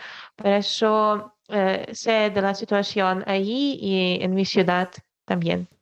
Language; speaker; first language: Spanish; non-native, fluent; Ukrainian